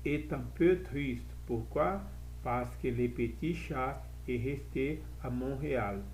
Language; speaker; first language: French; non-native, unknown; Portuguese